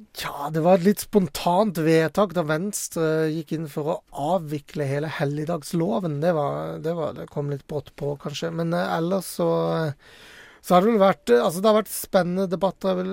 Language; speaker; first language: Norwegian; native; Norwegian